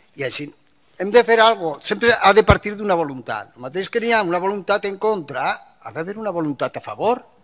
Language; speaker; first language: Catalan; non-native, local second language; Spanish